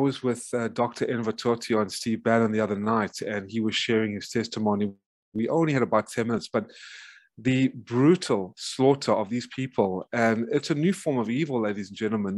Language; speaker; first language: English; native; English